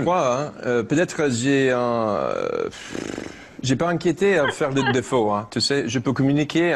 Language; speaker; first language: French; non-native, learner; English